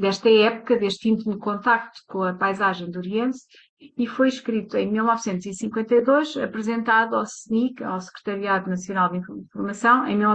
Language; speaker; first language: Portuguese; native; Portuguese